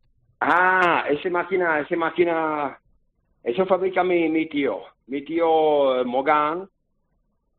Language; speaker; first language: Spanish; non-native, learner; Czech